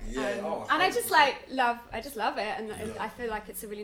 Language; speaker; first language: English; native; English